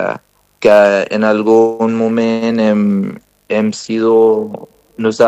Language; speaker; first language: Catalan; non-native, fluent; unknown